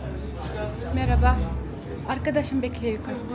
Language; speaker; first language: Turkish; non-native, learner; Uzbek